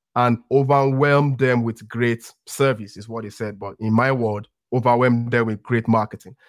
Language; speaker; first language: English; non-native, local second language; Yoruba